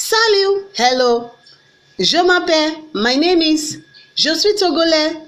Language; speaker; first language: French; non-native, learner; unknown